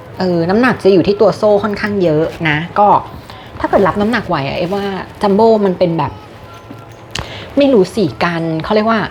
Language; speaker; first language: Thai; native; Thai